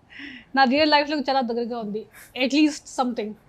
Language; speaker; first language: Telugu; non-native, local second language; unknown